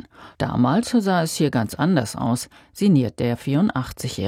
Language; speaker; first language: German; native; German